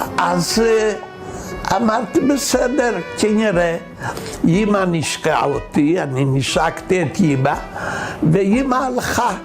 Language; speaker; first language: Hebrew; non-native, fluent; Polish